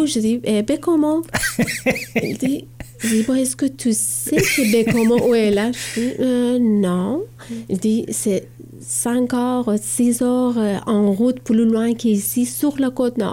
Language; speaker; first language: French; non-native, learner; Persian